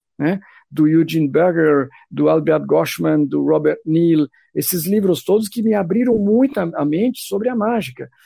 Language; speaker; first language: Portuguese; non-native, fluent; French